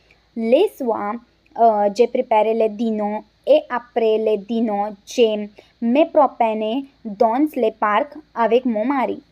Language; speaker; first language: French; non-native, learner; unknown